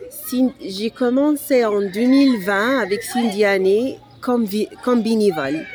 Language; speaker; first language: French; non-native, local second language; Arabic